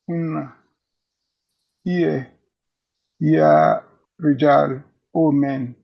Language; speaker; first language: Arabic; non-native, learner; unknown